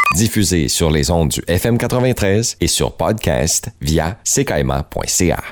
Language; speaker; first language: French; native; French